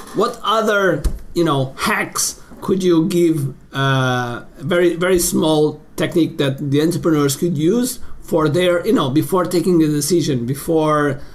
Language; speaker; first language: English; non-native, fluent; Portuguese